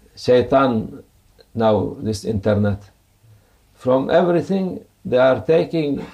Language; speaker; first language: English; non-native, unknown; Turkish